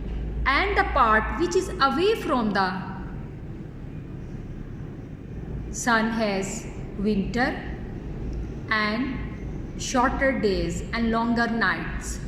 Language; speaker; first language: English; non-native, local second language; Urdu